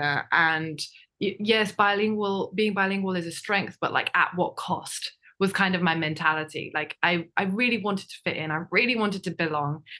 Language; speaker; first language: English; non-native, fluent; Japanese